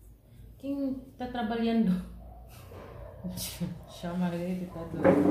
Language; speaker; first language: Portuguese; non-native, fluent; Filipino